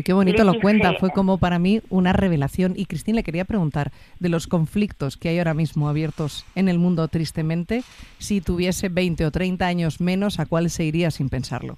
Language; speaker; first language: Spanish; native; Spanish